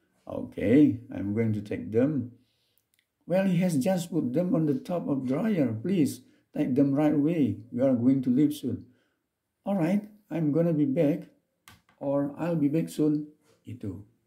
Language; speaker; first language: English; non-native, fluent; Indonesian